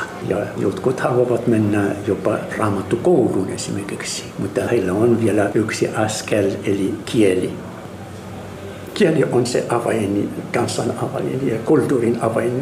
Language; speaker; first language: Finnish; non-native, fluent; Arabic